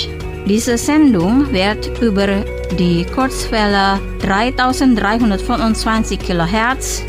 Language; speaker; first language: German; non-native, fluent; Indonesian